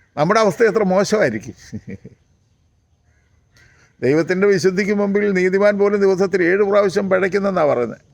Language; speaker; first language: Malayalam; native; Malayalam